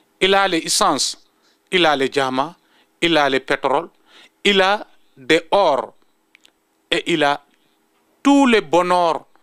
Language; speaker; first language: French; non-native, local second language; Fula